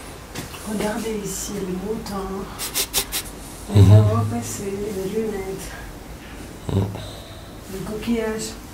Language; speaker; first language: French; non-native, local second language; Arabic